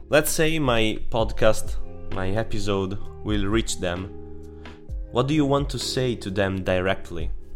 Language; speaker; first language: English; non-native, fluent; Italian